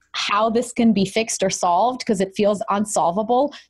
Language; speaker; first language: English; early bilingual, other home language; Russian